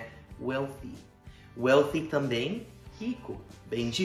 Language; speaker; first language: Portuguese; non-native, fluent; English